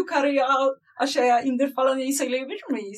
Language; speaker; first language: Turkish; non-native, learner; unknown